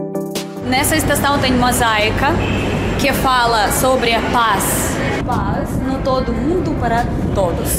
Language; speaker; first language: Portuguese; non-native, learner; Russian